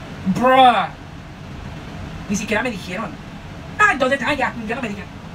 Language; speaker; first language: Spanish; early bilingual, other home language; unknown